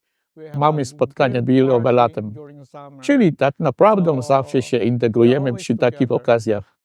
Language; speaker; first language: Polish; non-native, fluent; Filipino